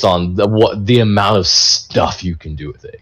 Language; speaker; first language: English; native; English